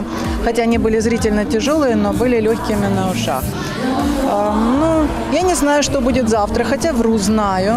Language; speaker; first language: Russian; native; Russian